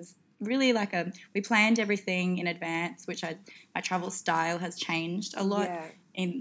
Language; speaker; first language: English; native; English